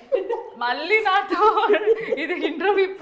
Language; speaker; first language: Telugu; non-native, learner; Malayalam